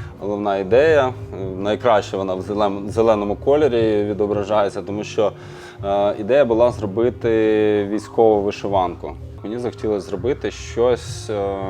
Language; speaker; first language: Ukrainian; native; Ukrainian